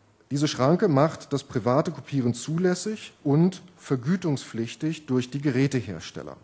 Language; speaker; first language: German; native; German